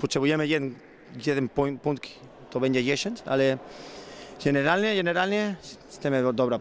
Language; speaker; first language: Polish; non-native, learner; Spanish